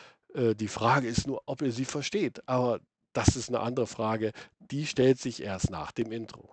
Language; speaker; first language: German; native; German